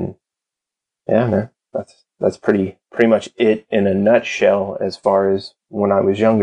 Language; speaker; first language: English; native; English